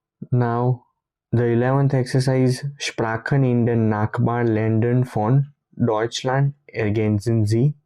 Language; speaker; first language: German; non-native, fluent; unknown